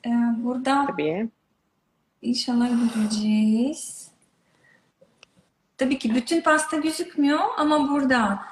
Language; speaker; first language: Turkish; non-native, learner; Russian